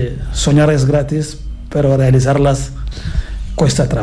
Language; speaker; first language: Catalan; non-native, fluent; Fula